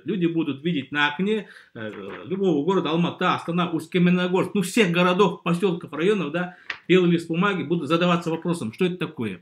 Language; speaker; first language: Russian; native; Russian